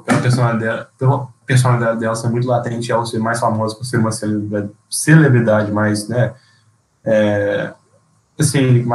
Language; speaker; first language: Portuguese; native; Portuguese